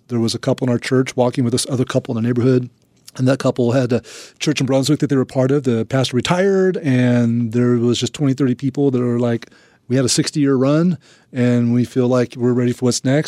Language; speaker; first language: English; native; English